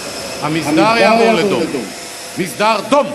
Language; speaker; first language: Hebrew; native; Hebrew